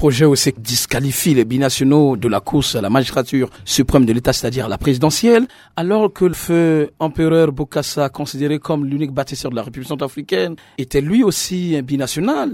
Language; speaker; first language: French; non-native, local second language; Sango